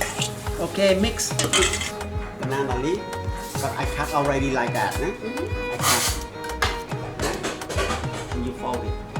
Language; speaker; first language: English; non-native, learner; Khmer